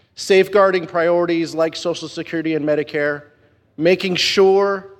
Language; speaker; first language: English; non-native, fluent; Spanish